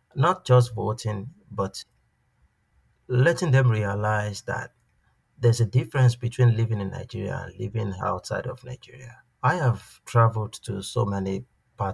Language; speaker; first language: English; non-native, local second language; Yoruba